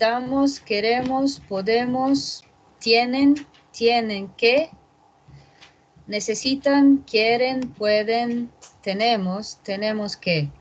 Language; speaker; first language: Spanish; non-native, learner; Portuguese